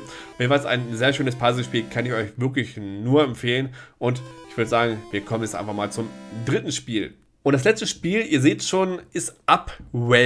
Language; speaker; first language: German; native; German